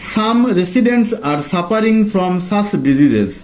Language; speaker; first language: English; non-native, local second language; Bangla